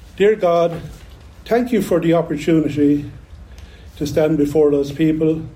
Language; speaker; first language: English; native; English